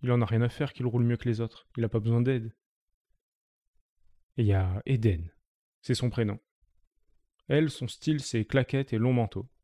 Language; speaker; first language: French; native; French